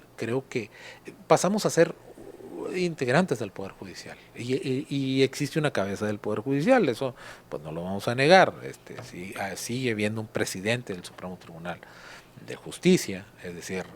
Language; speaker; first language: Spanish; native; Spanish